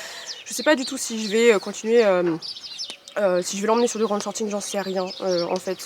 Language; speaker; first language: French; native; French